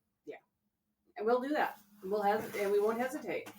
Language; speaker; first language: English; native; English